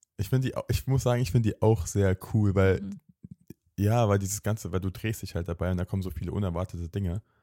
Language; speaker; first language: German; native; German